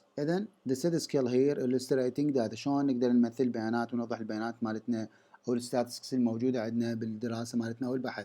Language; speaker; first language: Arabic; native; Arabic